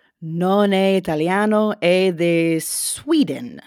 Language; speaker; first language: Italian; non-native, learner; English